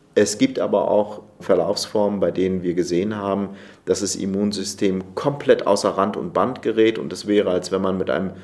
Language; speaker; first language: German; native; German